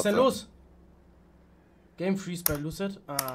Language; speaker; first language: German; native; German